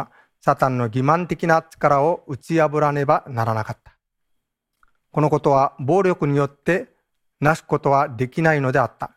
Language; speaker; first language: Japanese; native; Japanese